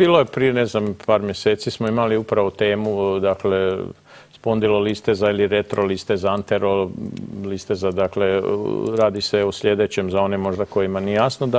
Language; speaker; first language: Croatian; native; Croatian